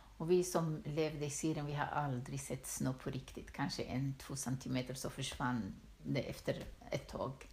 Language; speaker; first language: Swedish; non-native, fluent; Turoyo